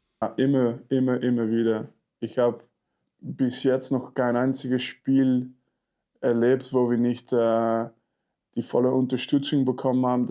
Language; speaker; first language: German; non-native, fluent; French